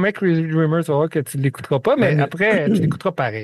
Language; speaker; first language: French; native; French